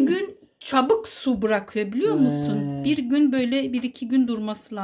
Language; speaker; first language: Turkish; native; Turkish